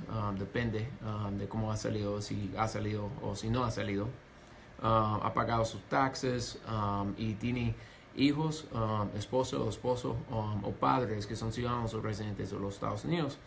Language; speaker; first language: Spanish; non-native, fluent; English